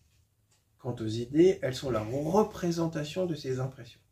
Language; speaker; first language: French; native; French